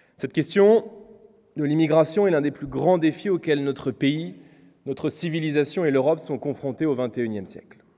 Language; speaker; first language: French; native; French